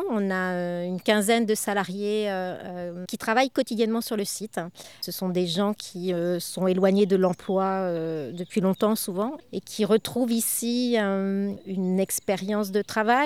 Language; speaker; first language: French; native; French